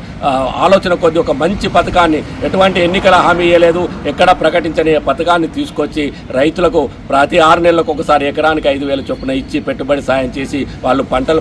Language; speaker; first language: Telugu; native; Telugu